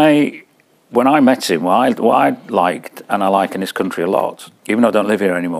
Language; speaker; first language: English; native; English